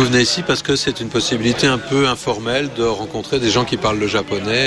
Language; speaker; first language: French; native; French